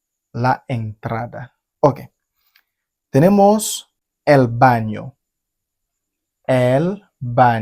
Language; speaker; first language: Spanish; non-native, fluent; French